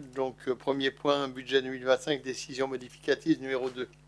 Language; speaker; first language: French; native; French